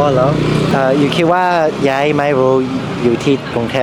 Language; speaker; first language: Thai; non-native, learner; English